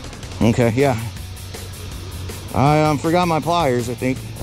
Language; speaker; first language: English; native; English